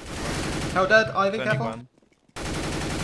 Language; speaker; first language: English; native; English